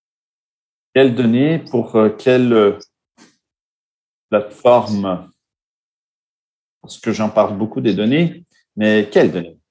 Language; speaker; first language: French; non-native, fluent; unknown